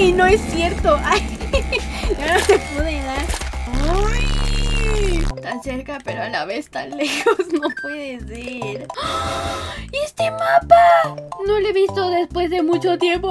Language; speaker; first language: Spanish; native; Spanish